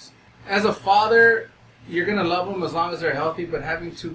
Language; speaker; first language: English; native; English